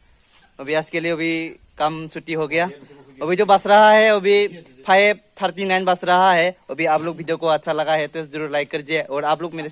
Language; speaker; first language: Hindi; non-native, local second language; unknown